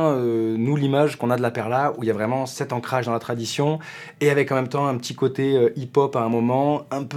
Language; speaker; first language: French; native; French